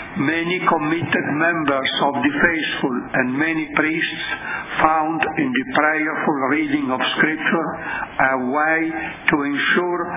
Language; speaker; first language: English; non-native, fluent; Italian